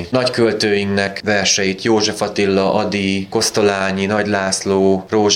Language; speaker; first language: Hungarian; native; Hungarian